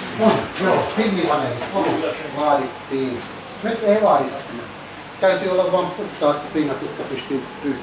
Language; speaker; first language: Finnish; native; Finnish